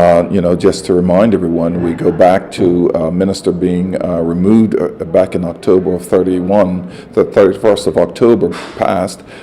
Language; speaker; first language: English; native; English